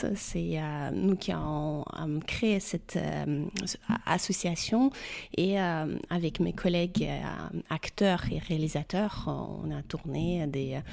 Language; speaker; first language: French; non-native, fluent; Ukrainian